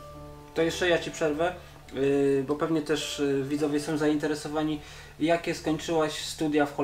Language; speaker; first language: Polish; native; Polish